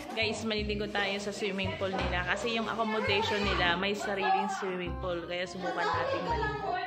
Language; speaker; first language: Filipino; non-native, local second language; Iloko